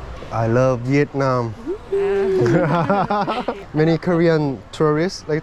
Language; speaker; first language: English; non-native, learner; Korean